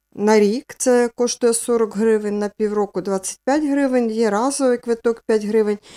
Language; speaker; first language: Ukrainian; native; Ukrainian